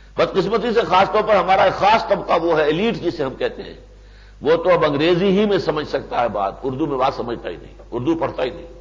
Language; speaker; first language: Urdu; native; Urdu